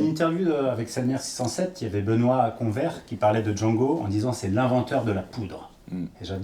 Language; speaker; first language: French; native; French